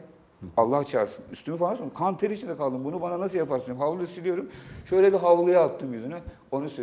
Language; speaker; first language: Turkish; native; Turkish